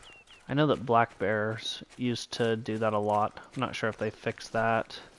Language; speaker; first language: English; native; English